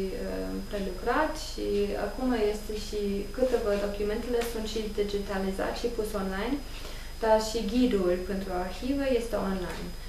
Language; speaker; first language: Romanian; non-native, learner; English